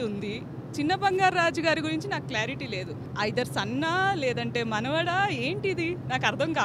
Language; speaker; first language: Telugu; native; Telugu